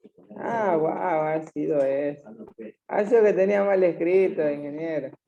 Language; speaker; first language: Spanish; native; Spanish